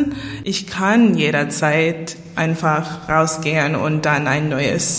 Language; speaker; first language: German; non-native, learner; English